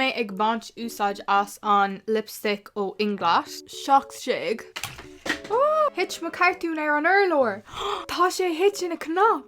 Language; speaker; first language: Irish; non-native, local second language; English